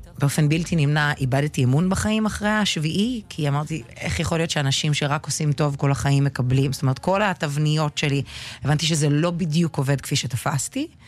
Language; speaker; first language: Hebrew; early bilingual, other home language; Russian